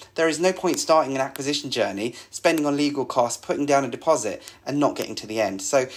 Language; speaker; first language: English; native; English